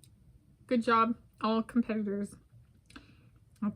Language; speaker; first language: English; native; English